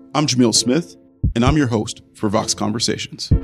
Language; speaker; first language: English; native; English